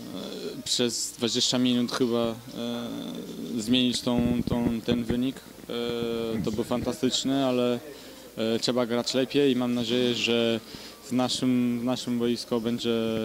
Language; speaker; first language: Polish; early bilingual, heritage; Polish